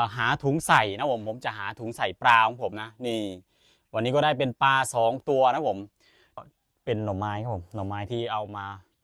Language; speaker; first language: Thai; non-native, local second language; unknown